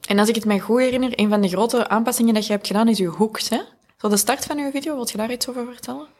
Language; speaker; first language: Dutch; native; Dutch